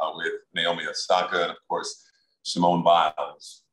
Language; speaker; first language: English; native; English